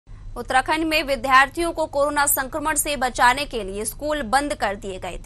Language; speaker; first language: Hindi; native; Hindi